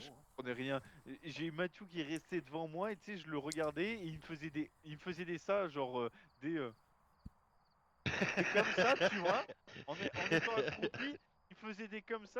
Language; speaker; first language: French; native; French